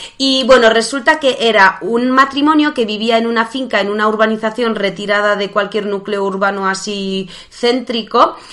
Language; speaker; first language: Spanish; non-native, fluent; Polish